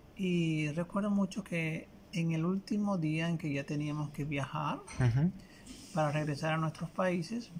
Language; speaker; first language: Spanish; native; Spanish